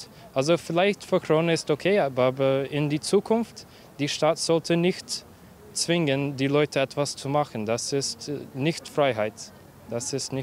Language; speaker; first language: German; non-native, fluent; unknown